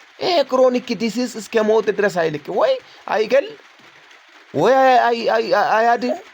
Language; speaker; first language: Amharic; non-native, local second language; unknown